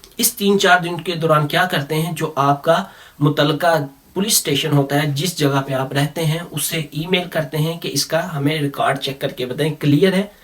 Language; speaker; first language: Urdu; non-native, local second language; Punjabi